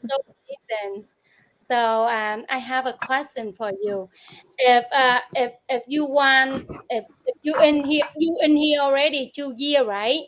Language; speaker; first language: English; non-native, learner; Vietnamese